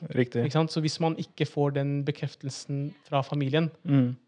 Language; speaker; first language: Norwegian; early bilingual, other home language; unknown